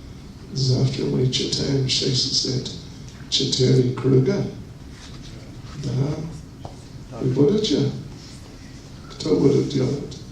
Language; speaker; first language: Russian; non-native, learner; English